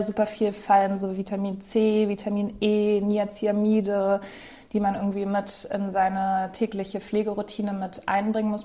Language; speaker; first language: German; native; German